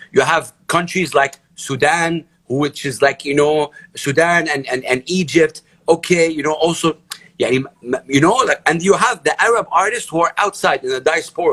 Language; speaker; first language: English; non-native, fluent; Arabic